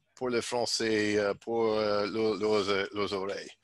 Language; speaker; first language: French; non-native, learner; English